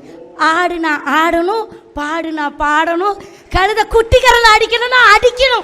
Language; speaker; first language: Tamil; native; Tamil